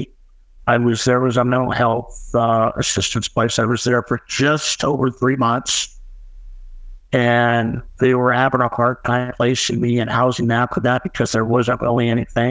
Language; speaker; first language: English; native; English